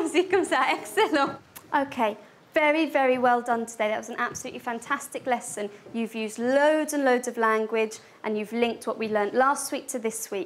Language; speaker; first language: English; native; English